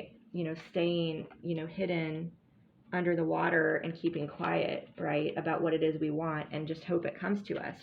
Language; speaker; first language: English; native; English